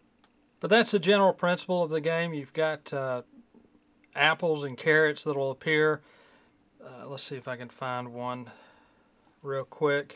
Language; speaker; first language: English; native; English